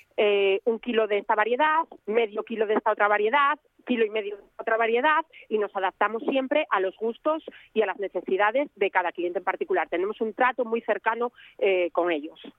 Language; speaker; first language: Spanish; native; Spanish